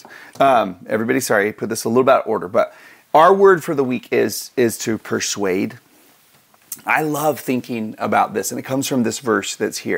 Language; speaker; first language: English; native; English